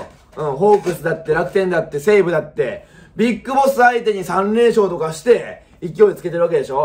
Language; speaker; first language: Japanese; native; Japanese